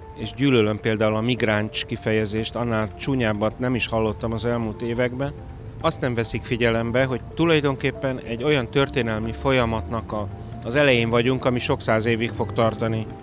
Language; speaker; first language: Hungarian; early bilingual, other home language; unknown